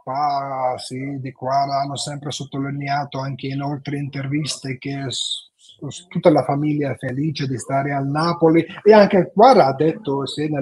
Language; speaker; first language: Italian; non-native, fluent; Georgian